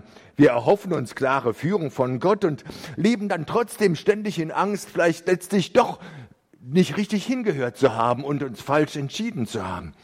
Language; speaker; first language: German; native; German